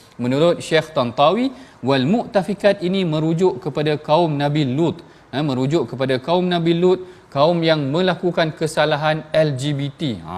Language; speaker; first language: Malay; native; Malay